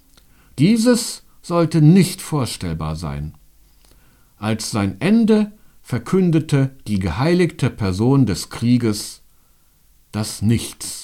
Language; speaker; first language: German; native; German